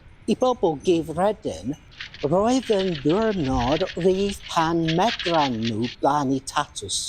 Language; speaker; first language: Welsh; non-native, learner; English